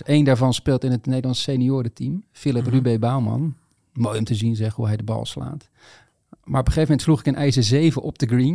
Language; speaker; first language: Dutch; native; Dutch